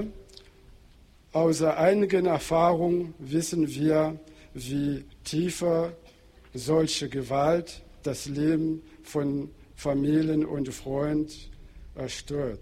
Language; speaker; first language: German; non-native, fluent; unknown